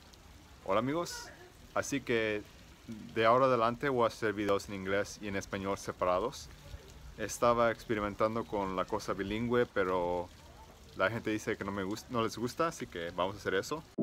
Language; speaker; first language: Spanish; early bilingual, heritage; Spanish